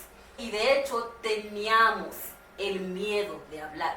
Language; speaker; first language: Spanish; non-native, learner; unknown